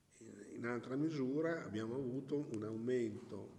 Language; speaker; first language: Italian; native; Italian